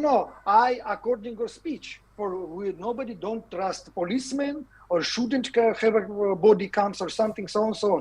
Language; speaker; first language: English; non-native, learner; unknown